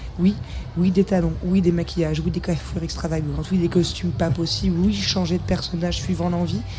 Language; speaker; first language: French; native; French